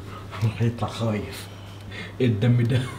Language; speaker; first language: Arabic; native; Arabic